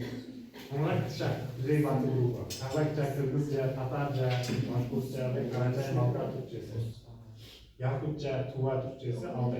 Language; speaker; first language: Turkish; non-native, learner; Uzbek